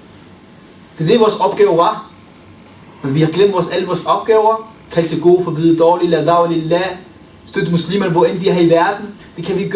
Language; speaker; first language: Danish; early bilingual, other home language; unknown